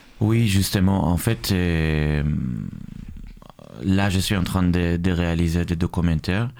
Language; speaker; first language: French; non-native, fluent; Hebrew